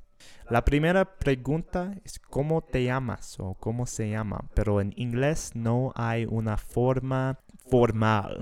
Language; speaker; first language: Spanish; non-native, fluent; English